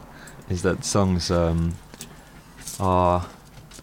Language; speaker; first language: English; native; English